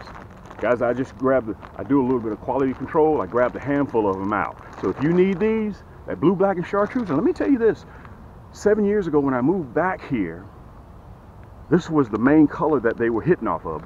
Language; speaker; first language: English; native; English